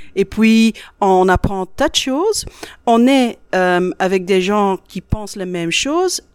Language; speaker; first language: French; native; French